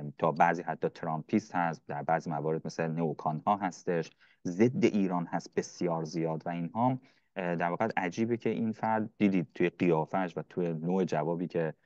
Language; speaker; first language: Persian; non-native, local second language; Arabic